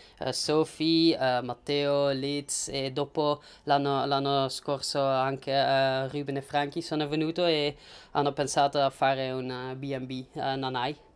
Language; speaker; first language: Italian; non-native, learner; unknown